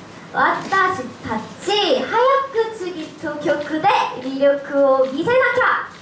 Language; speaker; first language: Japanese; non-native, learner; Korean